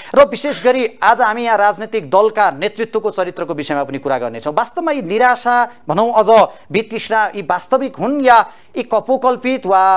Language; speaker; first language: Nepali; native; Nepali